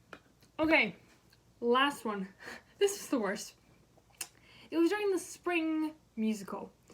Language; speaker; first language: English; native; English